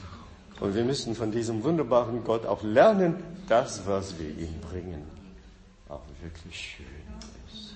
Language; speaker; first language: German; non-native, fluent; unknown